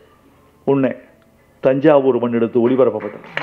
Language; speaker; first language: Tamil; native; Tamil